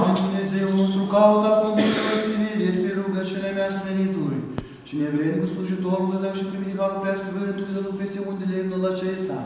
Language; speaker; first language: Romanian; native; Romanian